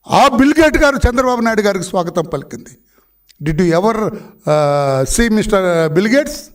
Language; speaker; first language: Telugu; native; Telugu